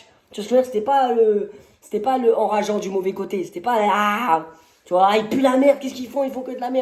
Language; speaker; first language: French; native; French